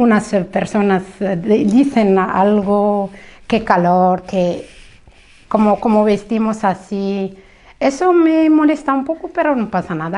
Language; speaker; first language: Spanish; non-native, fluent; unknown